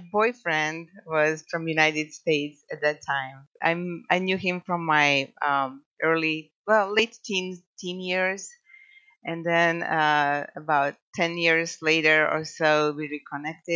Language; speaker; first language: English; non-native, fluent; Croatian